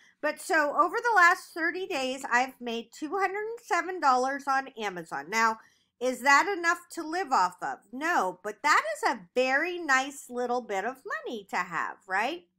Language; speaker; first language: English; native; English